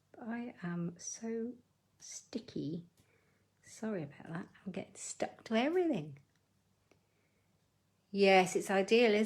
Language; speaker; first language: English; native; English